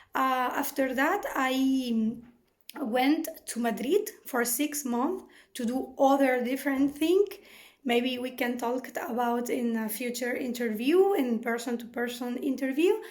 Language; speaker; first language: English; non-native, fluent; Spanish